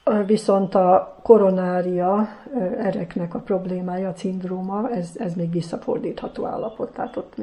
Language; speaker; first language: Hungarian; native; Hungarian